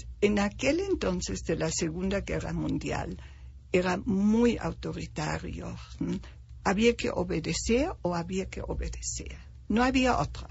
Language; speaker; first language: Spanish; non-native, fluent; German